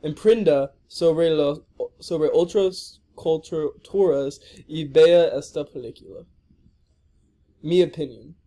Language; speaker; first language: Spanish; non-native, learner; English